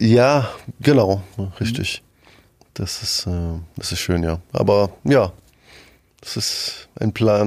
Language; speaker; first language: German; non-native, fluent; French